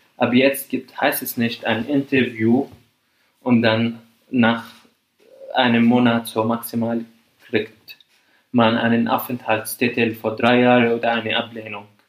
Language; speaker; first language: German; non-native, fluent; Arabic